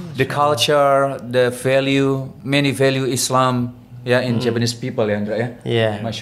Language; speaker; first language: English; non-native, learner; Indonesian